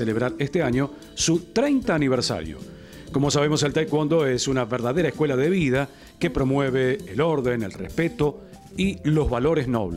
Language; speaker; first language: Spanish; native; Spanish